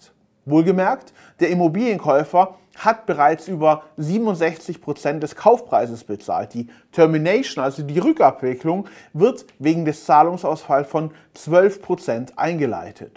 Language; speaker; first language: German; native; German